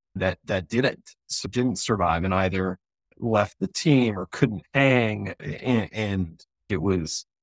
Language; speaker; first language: English; native; English